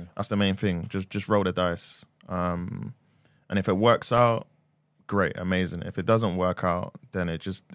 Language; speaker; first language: English; native; English